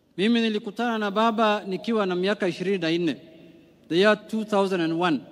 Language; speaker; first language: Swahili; non-native, local second language; Somali